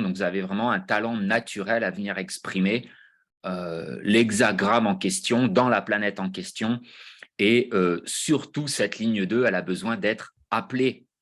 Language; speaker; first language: French; native; French